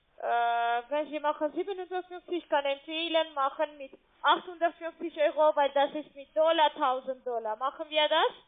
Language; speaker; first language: German; non-native, learner; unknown